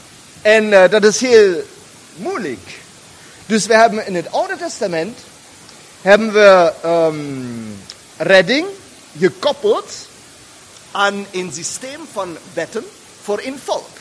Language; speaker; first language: Dutch; non-native, fluent; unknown